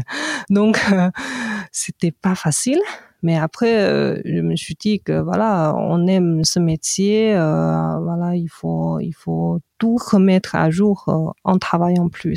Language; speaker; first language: French; non-native, fluent; Chinese